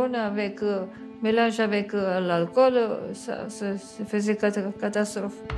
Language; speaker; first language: French; non-native, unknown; Romanian